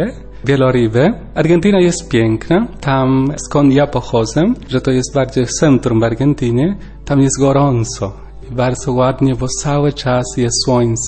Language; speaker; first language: Polish; non-native, learner; Spanish